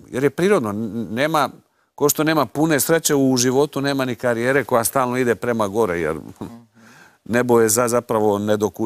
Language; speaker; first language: Croatian; native; Croatian